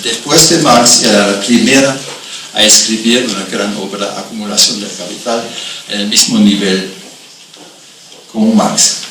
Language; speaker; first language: Spanish; non-native, fluent; German